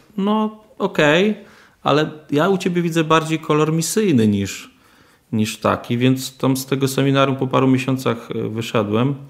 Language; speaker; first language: Polish; native; Polish